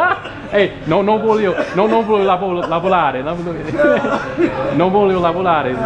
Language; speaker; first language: Italian; non-native, learner; English